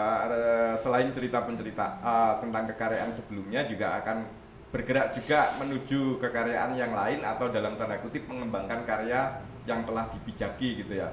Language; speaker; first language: Indonesian; non-native, local second language; Javanese